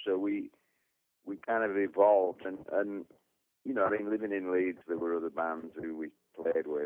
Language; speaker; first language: English; native; English